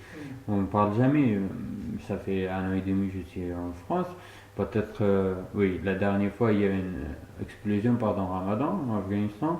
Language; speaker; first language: French; non-native, fluent; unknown